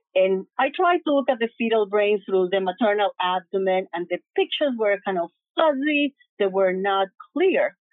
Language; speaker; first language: English; early bilingual, other home language; Spanish